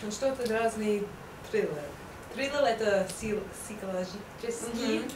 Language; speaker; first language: Russian; non-native, learner; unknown